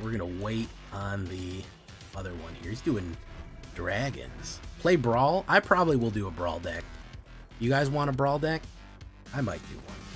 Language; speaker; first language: English; native; English